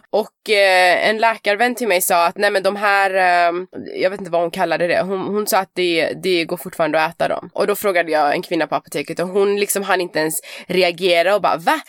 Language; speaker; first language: Swedish; early bilingual, other home language; Persian